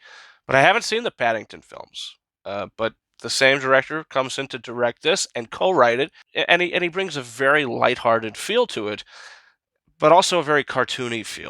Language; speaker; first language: English; native; English